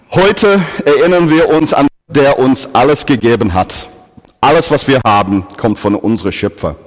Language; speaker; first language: German; non-native, fluent; English